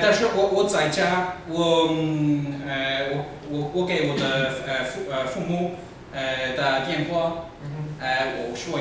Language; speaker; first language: Chinese; non-native, learner; English